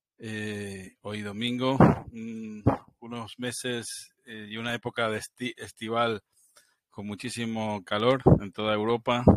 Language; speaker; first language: Spanish; native; Spanish